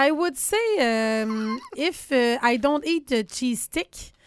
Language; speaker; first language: English; non-native, learner; French